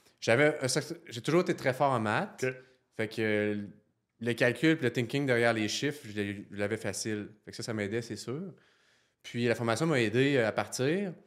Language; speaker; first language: French; native; French